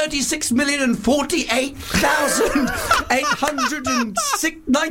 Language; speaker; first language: English; native; English